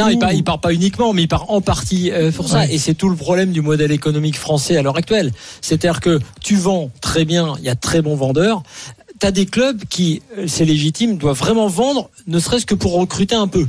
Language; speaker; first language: French; native; French